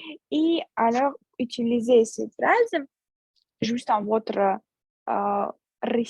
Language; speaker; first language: French; non-native, learner; Russian